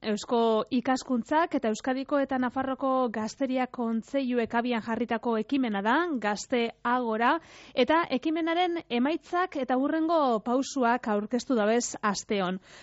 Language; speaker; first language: Basque; native; Basque